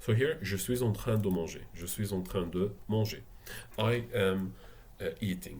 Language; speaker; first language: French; non-native, fluent; Arabic